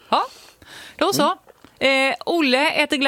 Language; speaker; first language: Swedish; native; Swedish